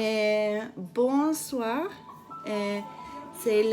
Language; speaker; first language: French; non-native, learner; English